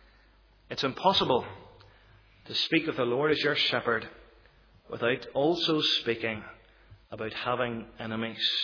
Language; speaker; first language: English; native; English